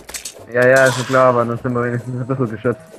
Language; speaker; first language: German; native; German